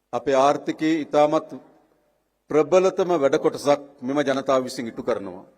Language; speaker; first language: Sinhala; native; Sinhala